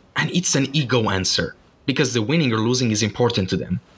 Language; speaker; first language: English; non-native, fluent; Persian